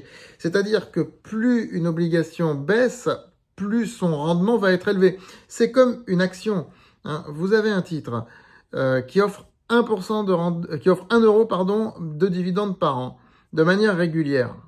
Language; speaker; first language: French; native; French